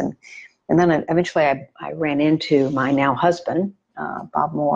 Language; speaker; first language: English; native; English